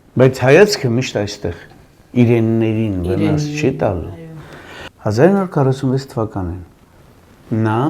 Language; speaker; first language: Armenian; native; Armenian